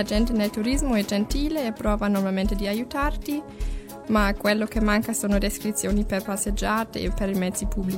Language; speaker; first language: Italian; non-native, learner; German